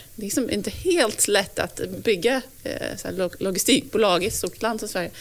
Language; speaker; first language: Swedish; non-native, fluent; English